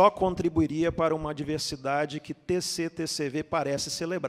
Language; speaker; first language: Portuguese; native; Portuguese